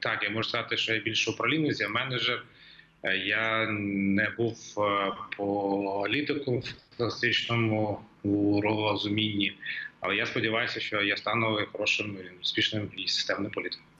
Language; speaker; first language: Ukrainian; native; Ukrainian